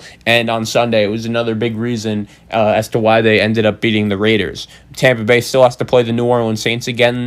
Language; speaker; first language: English; native; English